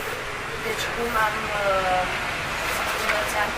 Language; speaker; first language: Romanian; non-native, local second language; Hungarian